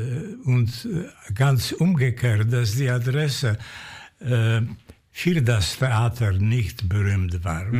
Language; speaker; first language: German; non-native, fluent; Polish